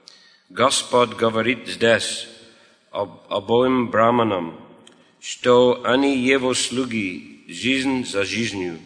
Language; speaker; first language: Russian; non-native, fluent; English